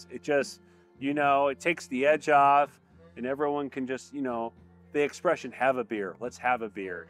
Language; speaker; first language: English; native; English